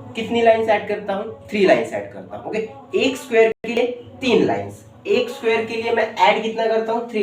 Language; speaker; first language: Hindi; non-native, local second language; Marathi